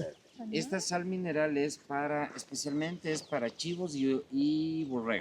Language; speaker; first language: Spanish; native; Spanish